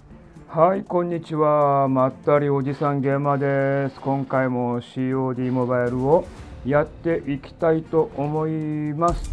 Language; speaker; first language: Japanese; native; Japanese